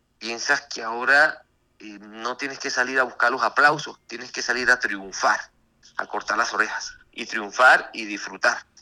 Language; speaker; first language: Spanish; native; Spanish